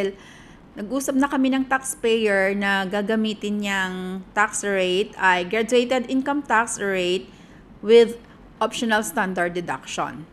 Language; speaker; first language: Filipino; native; Filipino